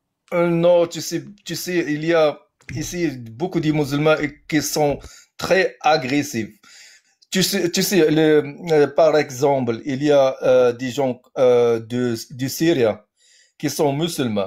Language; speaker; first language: French; non-native, learner; Arabic